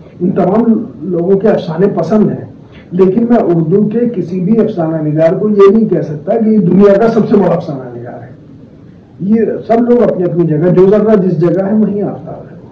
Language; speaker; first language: Urdu; native; Urdu